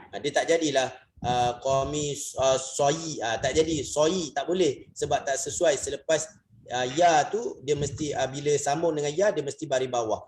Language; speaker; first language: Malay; native; Malay